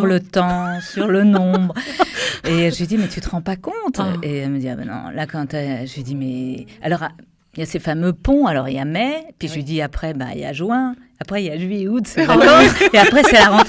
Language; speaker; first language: French; native; French